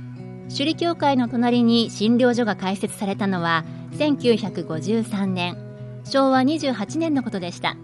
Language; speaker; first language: Japanese; native; Japanese